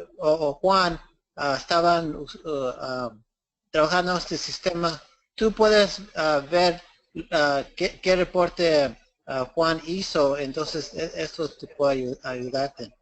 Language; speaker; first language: Spanish; early bilingual, heritage; English